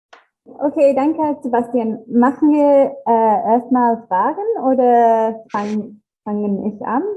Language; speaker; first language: German; non-native, learner; English